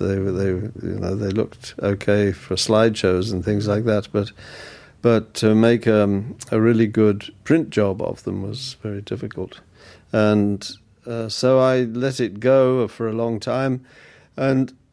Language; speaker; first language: English; early bilingual, other home language; German